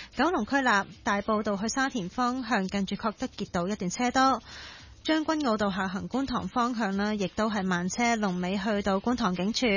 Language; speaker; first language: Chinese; non-native, local second language; Cantonese